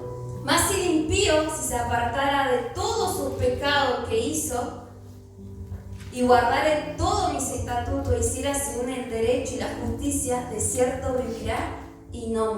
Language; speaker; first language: Spanish; native; Spanish